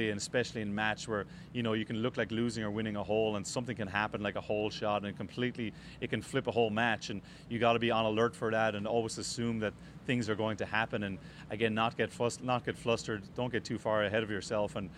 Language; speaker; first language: English; native; English